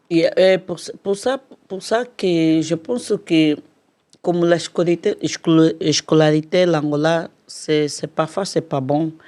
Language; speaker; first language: French; non-native, learner; Portuguese